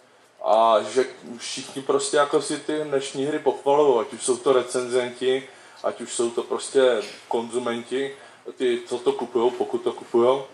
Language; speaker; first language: Czech; native; Czech